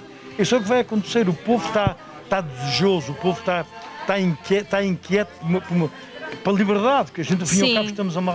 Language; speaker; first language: Portuguese; native; Portuguese